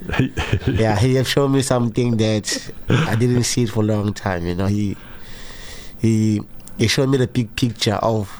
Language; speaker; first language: English; non-native, local second language; Zulu